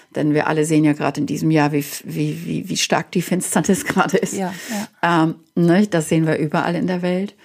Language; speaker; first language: German; native; German